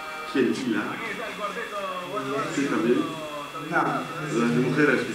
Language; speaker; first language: Spanish; non-native, learner; French